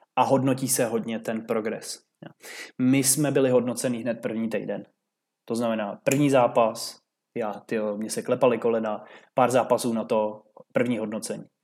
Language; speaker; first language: Czech; native; Czech